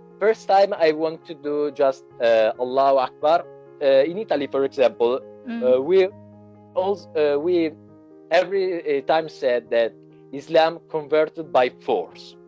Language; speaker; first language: English; non-native, learner; Italian